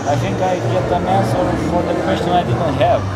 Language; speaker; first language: English; non-native, learner; Romanian